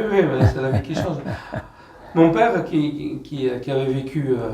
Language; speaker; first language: French; native; French